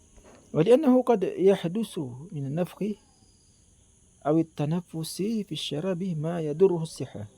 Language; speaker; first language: Arabic; non-native, fluent; Filipino